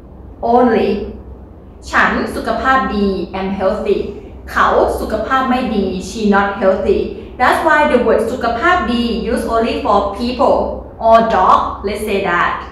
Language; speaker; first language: English; non-native, learner; Thai